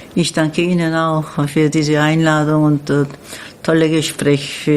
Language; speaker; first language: German; non-native, learner; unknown